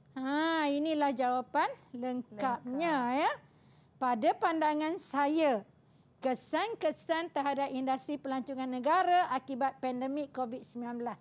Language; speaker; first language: Malay; native; Malay